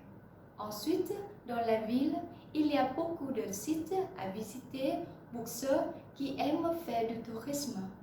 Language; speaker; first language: French; non-native, learner; Vietnamese